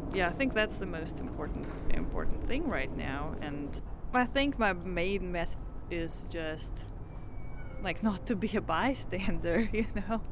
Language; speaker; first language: English; non-native, fluent; Russian